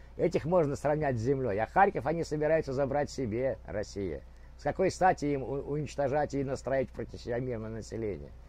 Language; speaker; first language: Russian; native; Russian